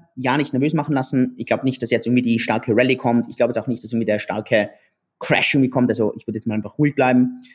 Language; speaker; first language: German; native; German